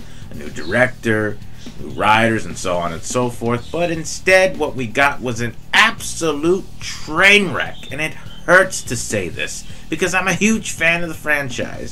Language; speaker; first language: English; native; English